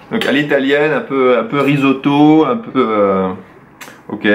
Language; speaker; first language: French; native; French